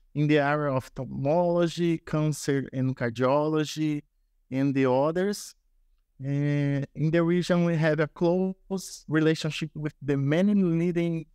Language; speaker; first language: English; non-native, learner; Portuguese